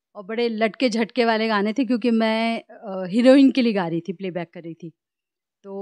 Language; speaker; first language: Hindi; native; Hindi